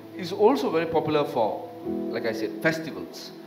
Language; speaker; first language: English; non-native, local second language; Tamil